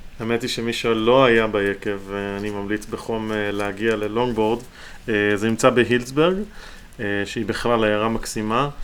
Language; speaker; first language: Hebrew; native; Hebrew